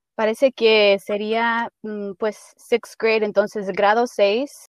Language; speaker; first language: Spanish; early bilingual, heritage; Spanish